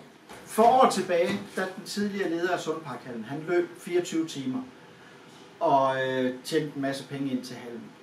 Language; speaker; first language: Danish; native; Danish